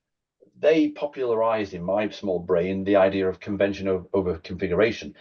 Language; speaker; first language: English; native; English